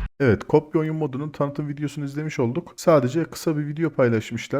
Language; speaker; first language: Turkish; native; Turkish